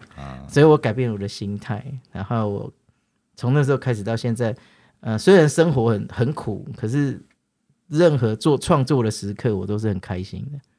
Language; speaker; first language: Chinese; native; Chinese